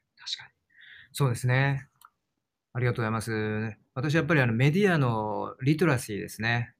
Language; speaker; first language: Japanese; native; Japanese